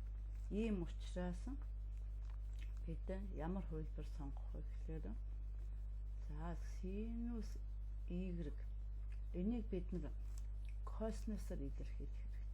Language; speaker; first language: Mongolian; native; Mongolian